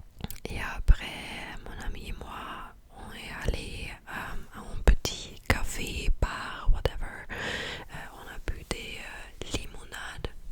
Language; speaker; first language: French; non-native, fluent; English